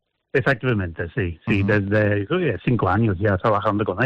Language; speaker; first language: Spanish; non-native, fluent; English